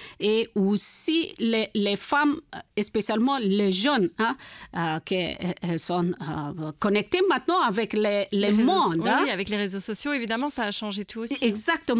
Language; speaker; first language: French; non-native, learner; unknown